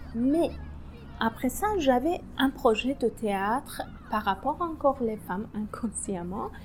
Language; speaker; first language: French; non-native, fluent; Persian